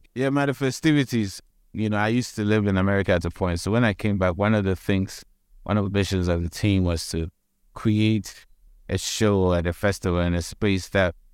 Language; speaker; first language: English; non-native, local second language; Akan